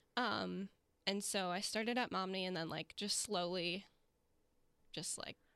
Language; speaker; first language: English; native; English